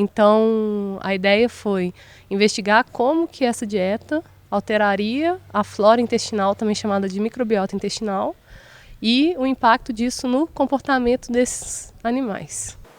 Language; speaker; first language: Portuguese; native; Portuguese